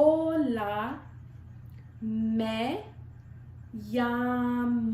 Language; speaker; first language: Spanish; non-native, learner; English